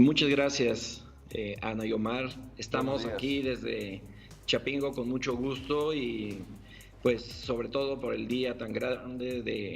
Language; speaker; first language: Spanish; native; Spanish